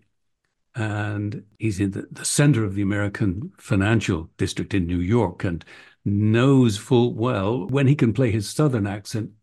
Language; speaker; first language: English; native; English